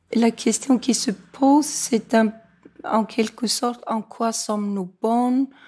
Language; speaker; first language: French; non-native, fluent; Icelandic